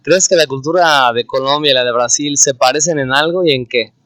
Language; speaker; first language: Spanish; non-native, fluent; Portuguese